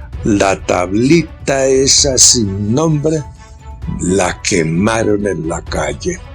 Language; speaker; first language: Spanish; native; Spanish